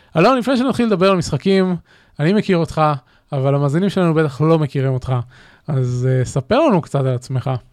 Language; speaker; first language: Hebrew; native; Hebrew